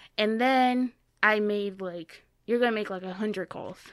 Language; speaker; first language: English; non-native, fluent; Portuguese